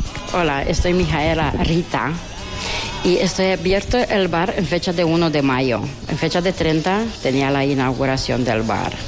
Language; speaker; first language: Spanish; non-native, learner; Romanian